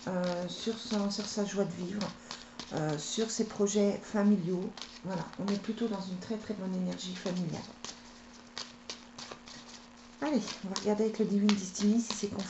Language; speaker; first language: French; native; French